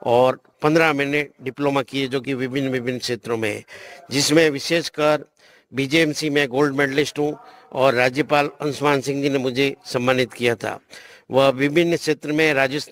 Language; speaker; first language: Hindi; native; Hindi